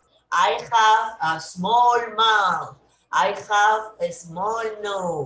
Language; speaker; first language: English; non-native, learner; Spanish